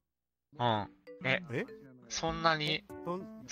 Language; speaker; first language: Japanese; non-native, fluent; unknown